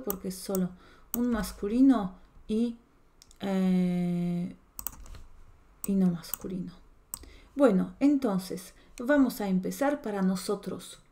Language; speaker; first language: Spanish; non-native, fluent; Polish